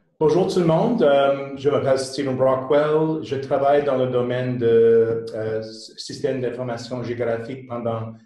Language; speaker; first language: French; non-native, local second language; English